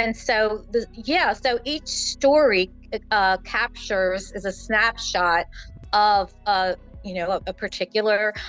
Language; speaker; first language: English; native; English